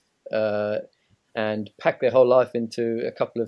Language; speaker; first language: English; native; English